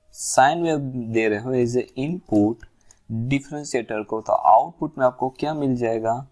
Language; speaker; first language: Hindi; non-native, local second language; Gujarati